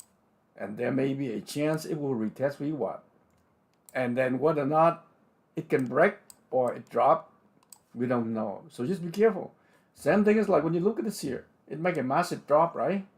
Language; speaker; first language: English; non-native, fluent; Vietnamese